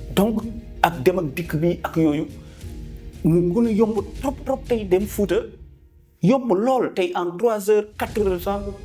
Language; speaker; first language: Wolof; non-native, local second language; Fula